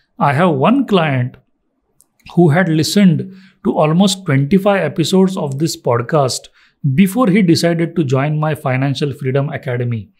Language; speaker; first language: English; non-native, local second language; Marathi